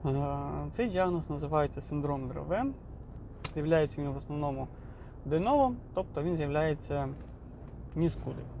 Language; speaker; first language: Ukrainian; non-native, local second language; Russian